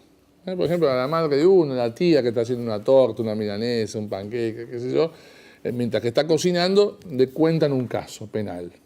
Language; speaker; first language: Spanish; native; Spanish